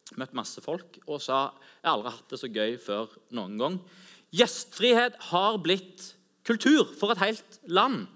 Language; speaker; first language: Norwegian; native; Norwegian